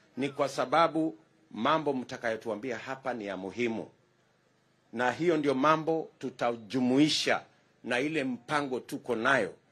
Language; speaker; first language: Swahili; non-native, local second language; Kalenjin